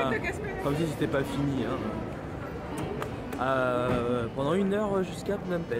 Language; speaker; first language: French; native; French